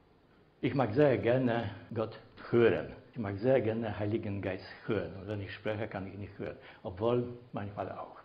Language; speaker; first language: German; non-native, fluent; Polish